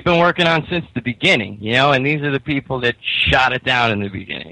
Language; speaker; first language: English; native; English